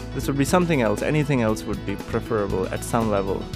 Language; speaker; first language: English; non-native, local second language; Urdu